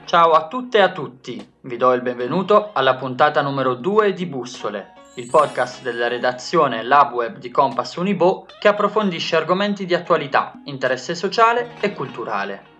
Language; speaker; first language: Italian; non-native, fluent; Portuguese